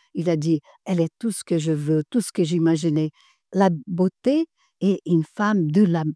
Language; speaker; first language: French; non-native, fluent; Portuguese